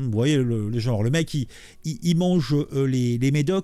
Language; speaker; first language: French; native; French